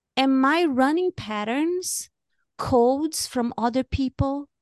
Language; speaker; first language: English; non-native, fluent; Portuguese